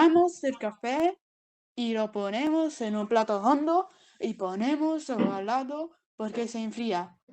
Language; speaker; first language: Spanish; non-native, learner; Italian